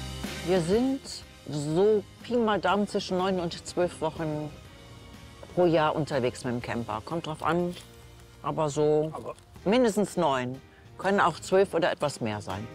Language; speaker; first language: German; native; German